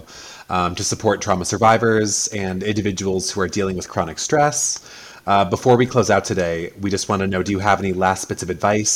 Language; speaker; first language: English; native; English